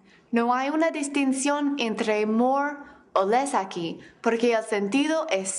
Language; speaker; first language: Spanish; non-native, fluent; English